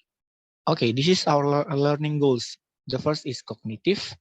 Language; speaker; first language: English; non-native, local second language; Indonesian